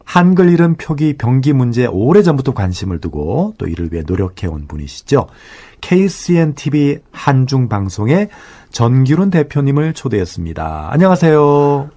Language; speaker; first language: Korean; native; Korean